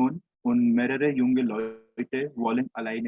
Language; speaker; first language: German; non-native, fluent; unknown